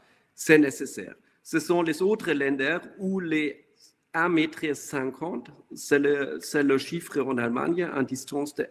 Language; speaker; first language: French; non-native, fluent; German